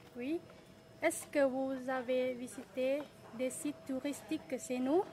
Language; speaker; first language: French; non-native, learner; Lao